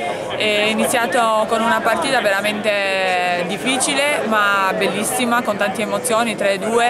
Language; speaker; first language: Italian; non-native, fluent; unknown